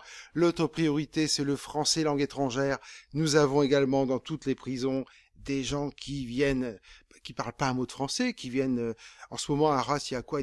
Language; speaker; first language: French; native; French